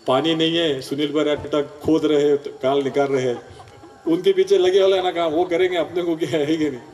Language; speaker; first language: Hindi; non-native, local second language; Marathi